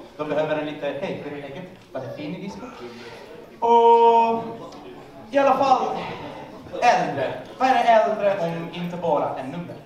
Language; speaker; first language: Swedish; non-native, fluent; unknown